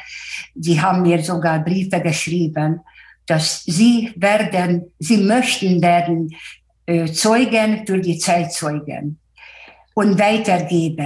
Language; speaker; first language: German; non-native, fluent; Hungarian